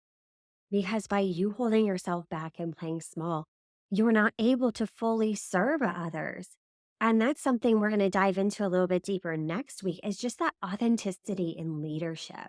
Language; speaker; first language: English; native; English